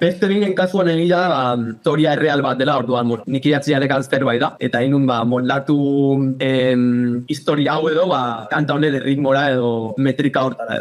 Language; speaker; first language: Basque; native; Basque